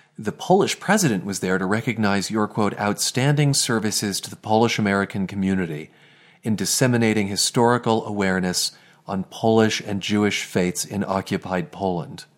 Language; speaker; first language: English; native; English